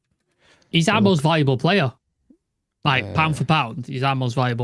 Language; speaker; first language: English; native; English